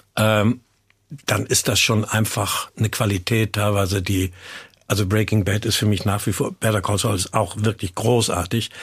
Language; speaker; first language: German; native; German